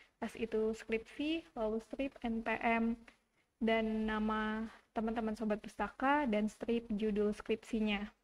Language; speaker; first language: Indonesian; native; Indonesian